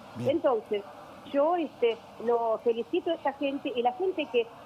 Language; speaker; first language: Spanish; non-native, fluent; Russian